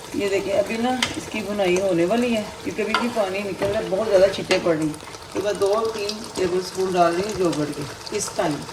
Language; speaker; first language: Urdu; non-native, local second language; Punjabi